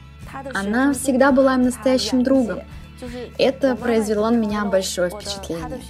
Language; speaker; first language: Russian; non-native, fluent; Chinese